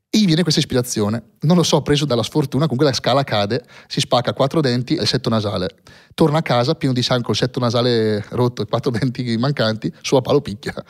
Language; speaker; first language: Italian; native; Italian